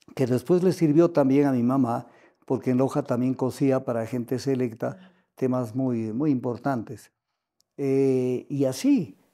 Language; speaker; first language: Spanish; native; Spanish